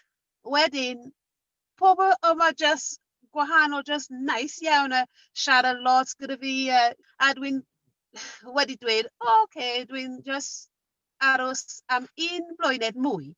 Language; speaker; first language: Welsh; non-native, learner; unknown